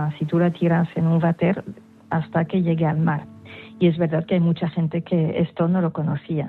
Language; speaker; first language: Spanish; non-native, fluent; French